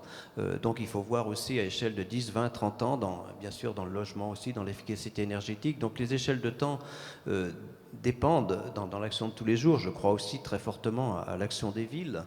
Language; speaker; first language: French; native; French